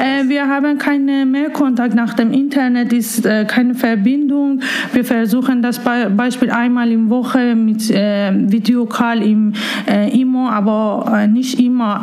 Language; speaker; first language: German; non-native, learner; Persian